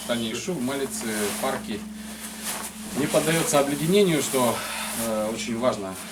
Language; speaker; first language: Russian; native; Russian